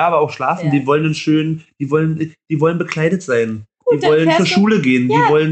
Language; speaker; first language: German; native; German